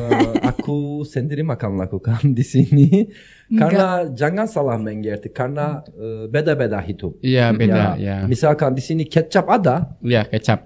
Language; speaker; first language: Indonesian; non-native, learner; Turkish